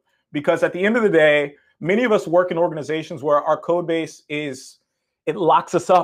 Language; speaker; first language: English; native; English